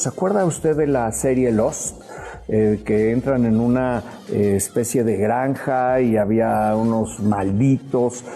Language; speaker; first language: Spanish; native; Spanish